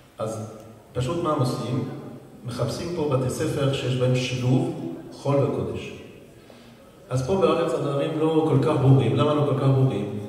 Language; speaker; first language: Hebrew; non-native, fluent; French